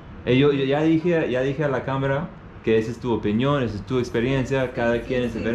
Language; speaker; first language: Spanish; non-native, learner; English